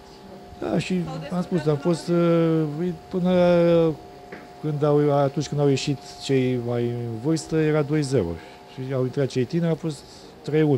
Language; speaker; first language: Romanian; native; Romanian